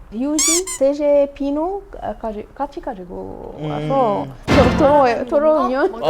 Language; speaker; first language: Korean; non-native, learner; Arabic